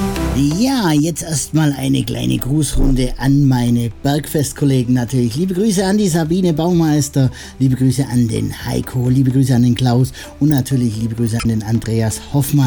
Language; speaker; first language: German; native; German